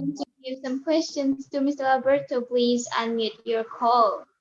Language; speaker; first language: English; non-native, learner; Indonesian